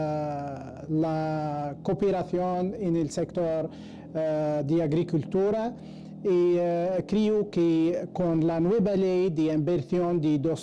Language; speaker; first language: Spanish; non-native, fluent; Arabic